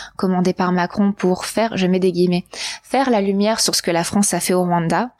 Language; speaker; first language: French; native; French